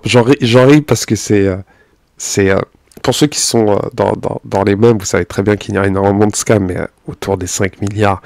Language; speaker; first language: French; native; French